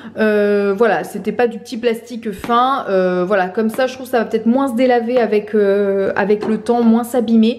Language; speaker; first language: French; native; French